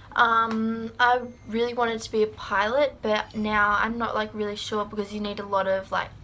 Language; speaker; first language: English; native; English